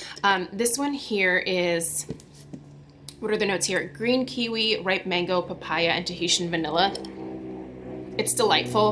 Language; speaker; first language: English; native; English